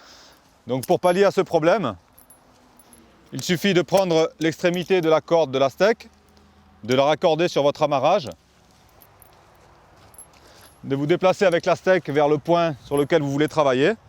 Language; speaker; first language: French; native; French